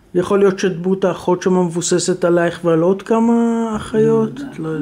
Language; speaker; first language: Hebrew; native; Hebrew